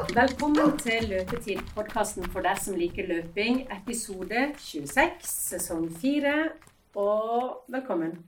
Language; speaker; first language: Norwegian; native; Norwegian